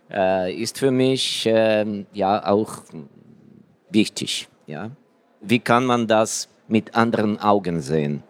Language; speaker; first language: German; non-native, fluent; Ukrainian